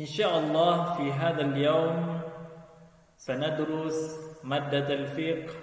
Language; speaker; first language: Arabic; non-native, fluent; Indonesian